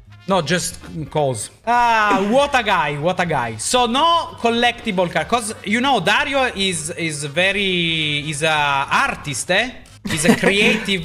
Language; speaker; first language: English; non-native, fluent; Italian